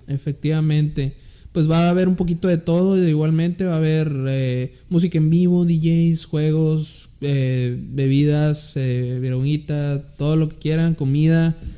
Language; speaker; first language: Spanish; early bilingual, heritage; Spanish